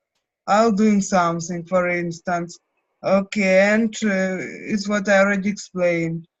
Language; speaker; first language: English; non-native, fluent; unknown